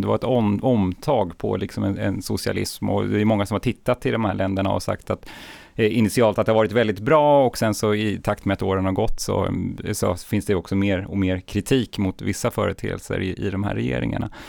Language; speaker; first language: Swedish; native; Swedish